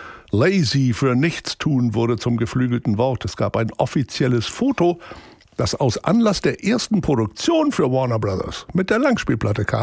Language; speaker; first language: German; native; German